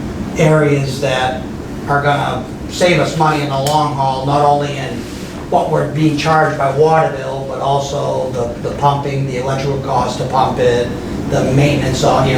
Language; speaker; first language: English; native; English